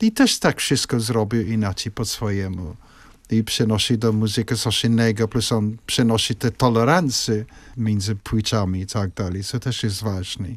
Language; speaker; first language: Polish; non-native, fluent; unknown